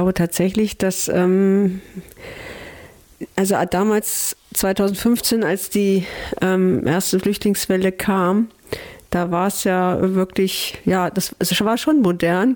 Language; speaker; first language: German; native; German